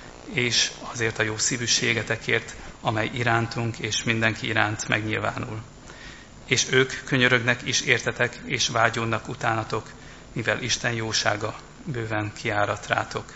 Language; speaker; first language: Hungarian; native; Hungarian